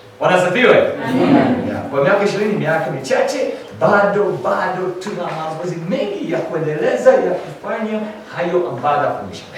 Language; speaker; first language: Swahili; non-native, fluent; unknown